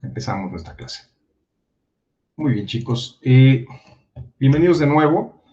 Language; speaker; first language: Spanish; native; Spanish